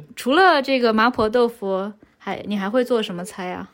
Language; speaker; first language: Chinese; native; Chinese